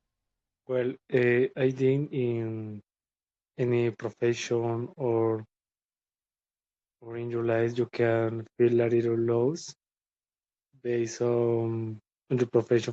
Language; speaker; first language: English; non-native, learner; Spanish